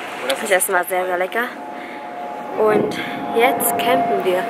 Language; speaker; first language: German; non-native, fluent; Vietnamese